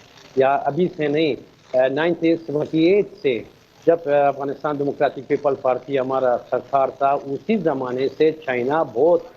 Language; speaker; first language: Hindi; non-native, fluent; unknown